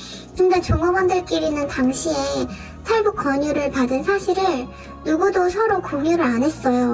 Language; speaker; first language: Korean; native; Korean